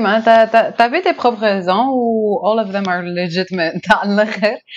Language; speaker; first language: French; non-native, local second language; Arabic